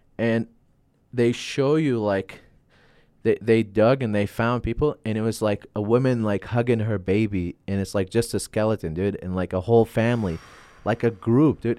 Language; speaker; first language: English; non-native, fluent; Arabic